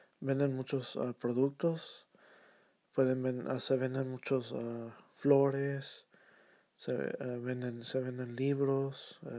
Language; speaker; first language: Spanish; early bilingual, heritage; Spanish